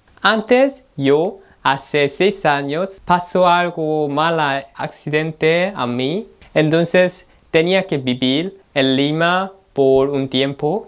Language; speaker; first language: Spanish; non-native, learner; Korean